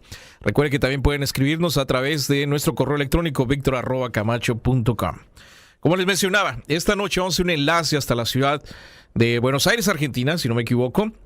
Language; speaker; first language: Spanish; native; Spanish